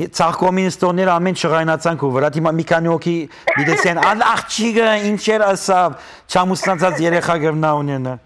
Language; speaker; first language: Armenian; native; Armenian